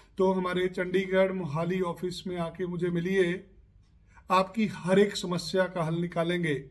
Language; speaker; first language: Hindi; non-native, local second language; Punjabi